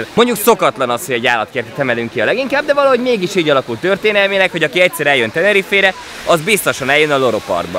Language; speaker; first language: Hungarian; native; Hungarian